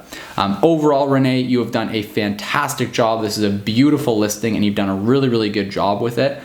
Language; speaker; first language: English; native; English